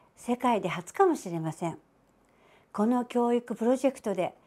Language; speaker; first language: Japanese; native; Japanese